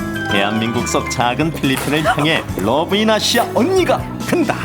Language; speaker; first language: Korean; native; Korean